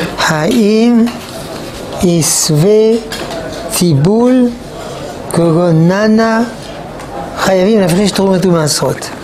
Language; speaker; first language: Hebrew; non-native, fluent; French